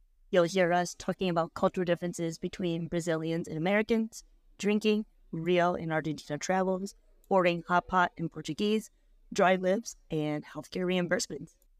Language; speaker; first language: English; native; English